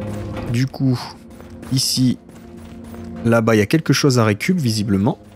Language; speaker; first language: French; native; French